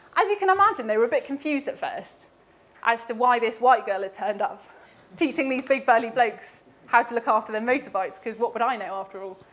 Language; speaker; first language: English; native; English